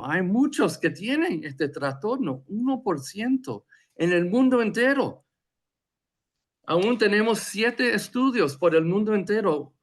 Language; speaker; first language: Spanish; non-native, fluent; English